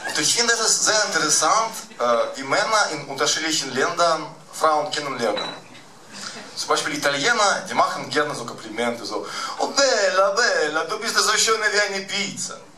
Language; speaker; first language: German; early bilingual, other home language; Russian